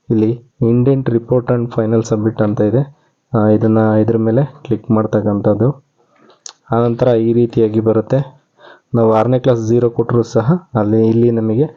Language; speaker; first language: Kannada; native; Kannada